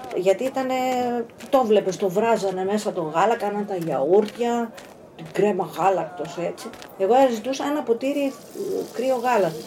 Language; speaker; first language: Greek; early bilingual, heritage; Greek